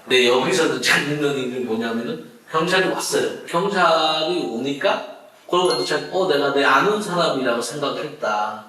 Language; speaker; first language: Korean; non-native, fluent; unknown